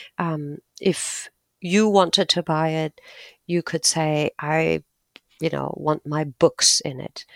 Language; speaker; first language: English; non-native, fluent; German